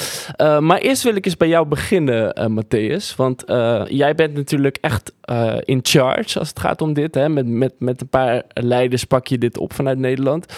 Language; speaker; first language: Dutch; native; Dutch